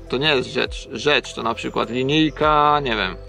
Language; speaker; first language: Polish; native; Polish